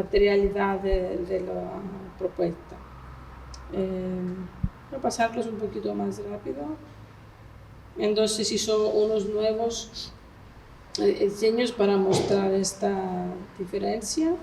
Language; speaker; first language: Spanish; non-native, fluent; Greek